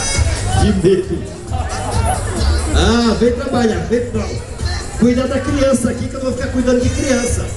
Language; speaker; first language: Portuguese; non-native, learner; Spanish